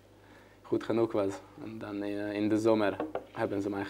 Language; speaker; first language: Dutch; non-native, learner; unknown